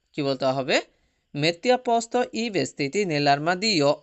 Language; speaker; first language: Italian; non-native, fluent; Bangla